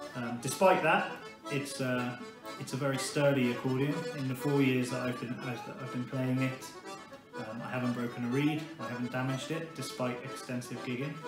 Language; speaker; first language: English; native; English